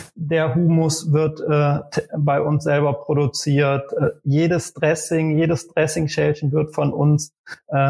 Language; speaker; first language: German; native; German